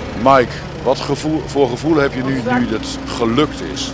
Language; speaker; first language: Dutch; native; Dutch